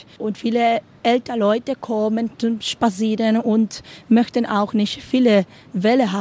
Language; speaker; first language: German; non-native, learner; Spanish